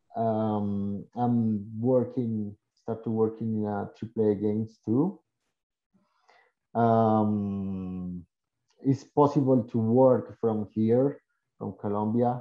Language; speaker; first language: English; non-native, learner; Spanish